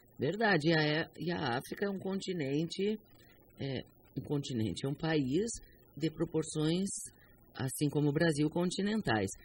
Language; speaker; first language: Portuguese; native; Portuguese